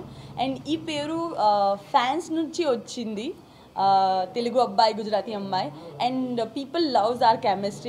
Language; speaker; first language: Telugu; non-native, learner; Gujarati